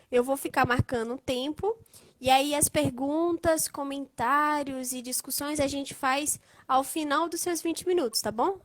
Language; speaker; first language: Portuguese; native; Portuguese